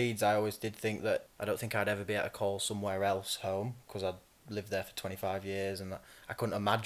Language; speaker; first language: English; native; English